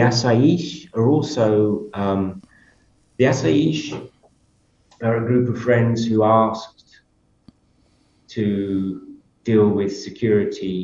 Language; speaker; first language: English; native; English